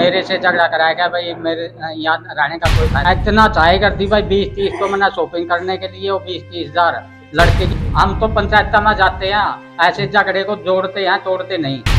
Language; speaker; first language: Hindi; non-native, local second language; Haryanvi